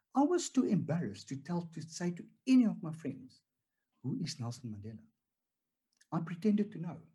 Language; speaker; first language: English; non-native, local second language; Afrikaans